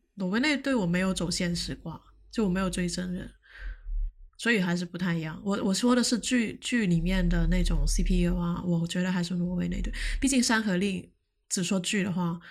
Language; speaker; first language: Chinese; non-native, local second language; Cantonese